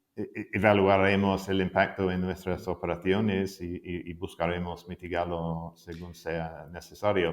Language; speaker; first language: Spanish; non-native, fluent; English